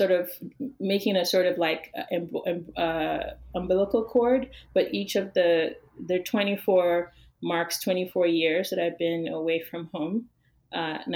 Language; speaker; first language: English; non-native, local second language; Yoruba